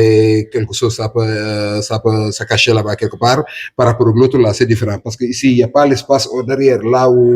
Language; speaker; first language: French; non-native, local second language; Wolof